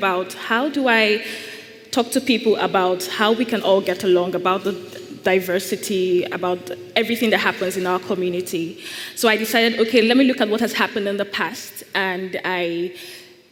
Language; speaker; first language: English; non-native, local second language; Igbo